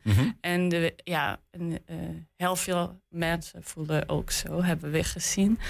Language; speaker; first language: Dutch; non-native, learner; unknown